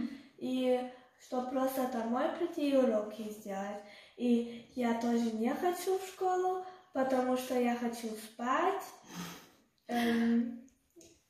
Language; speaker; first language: Russian; early bilingual, heritage; Russian